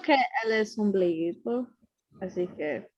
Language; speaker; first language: Spanish; non-native, learner; English